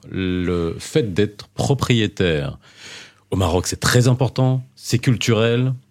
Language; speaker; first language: French; non-native, local second language; Arabic